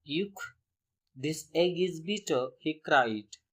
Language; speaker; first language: English; non-native, local second language; Marathi